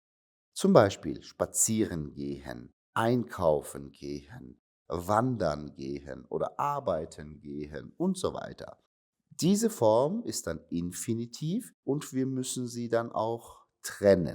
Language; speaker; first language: German; non-native, fluent; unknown